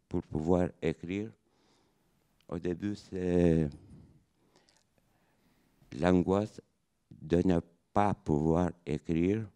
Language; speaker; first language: French; non-native, fluent; Lithuanian